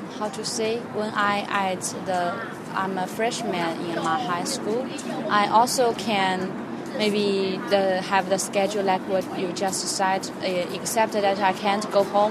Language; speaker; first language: English; non-native, fluent; Chinese